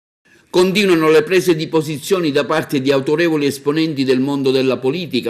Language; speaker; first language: Italian; native; Italian